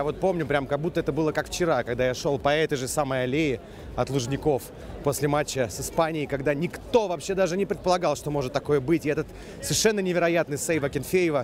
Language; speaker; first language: Russian; native; Russian